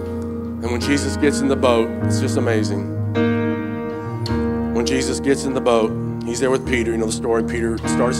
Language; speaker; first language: English; native; English